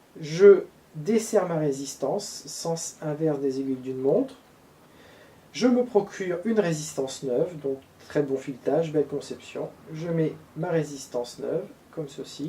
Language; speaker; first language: French; native; French